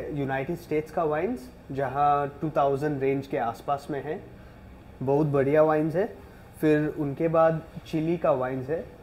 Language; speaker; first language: Hindi; non-native, local second language; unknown